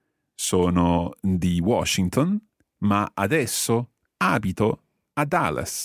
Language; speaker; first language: Italian; non-native, fluent; English